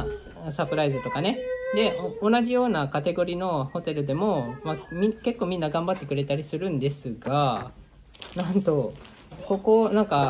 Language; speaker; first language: Japanese; native; Japanese